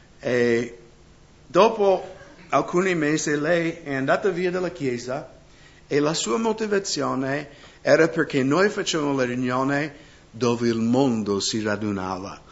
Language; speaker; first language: Italian; non-native, fluent; English